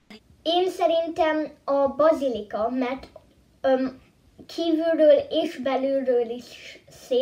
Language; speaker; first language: Hungarian; early bilingual, heritage; Hungarian